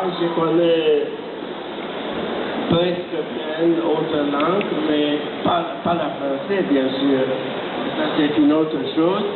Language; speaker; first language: French; non-native, fluent; Romanian